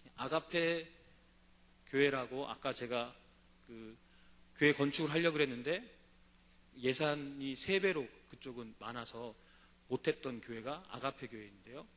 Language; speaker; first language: Korean; native; Korean